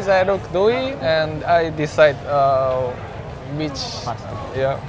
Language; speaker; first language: English; non-native, learner; Japanese